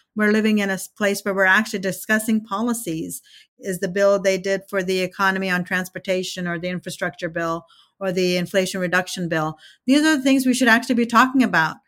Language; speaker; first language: English; early bilingual, other home language; Telugu